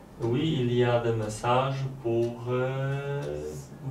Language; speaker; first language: French; non-native, learner; Polish